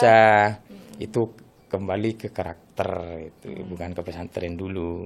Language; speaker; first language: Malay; non-native, local second language; Madurese